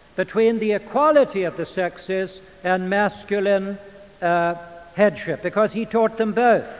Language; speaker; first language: English; native; English